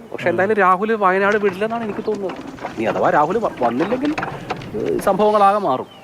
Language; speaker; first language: Malayalam; native; Malayalam